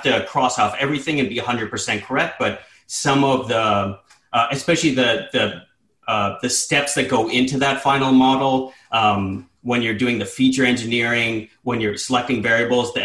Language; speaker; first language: English; native; English